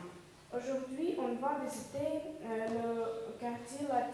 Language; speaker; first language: French; non-native, learner; Russian